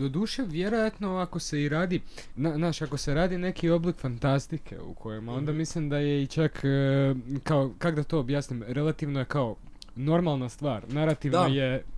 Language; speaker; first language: Croatian; native; Croatian